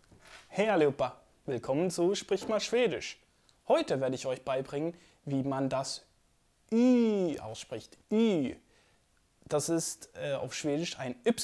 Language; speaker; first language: German; non-native, fluent; Swedish